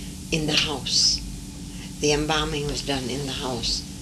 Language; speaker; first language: English; early bilingual, other home language; French